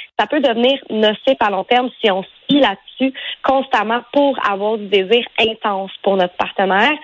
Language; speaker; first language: French; native; French